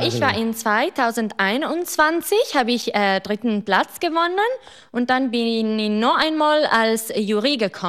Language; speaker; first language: German; non-native, fluent; Italian